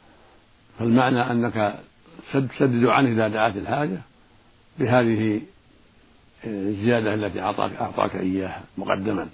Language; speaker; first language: Arabic; native; Arabic